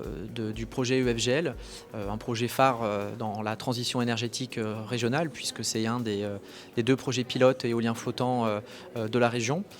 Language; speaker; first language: French; native; French